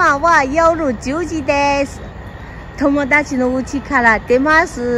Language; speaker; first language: Japanese; non-native, learner; Chinese